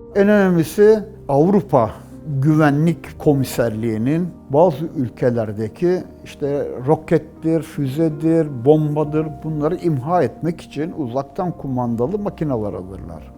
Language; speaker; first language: Turkish; native; Turkish